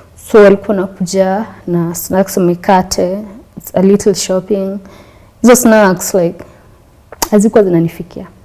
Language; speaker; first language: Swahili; non-native, local second language; Meru